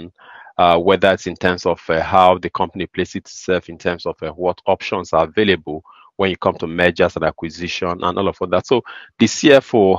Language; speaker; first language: English; non-native, local second language; Igbo